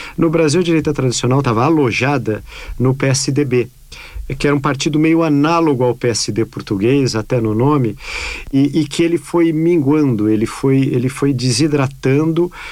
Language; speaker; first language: Portuguese; native; Portuguese